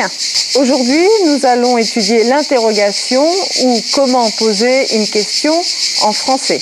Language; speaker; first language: French; native; French